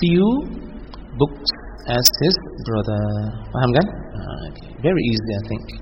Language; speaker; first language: English; non-native, local second language; Indonesian